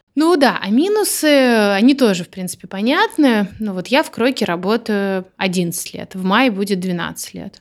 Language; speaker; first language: Russian; native; Russian